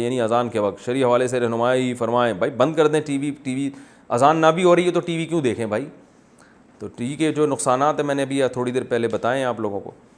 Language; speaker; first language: Urdu; native; Urdu